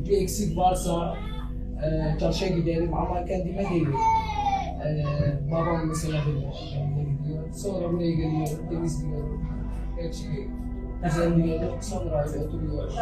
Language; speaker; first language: Turkish; non-native, learner; Arabic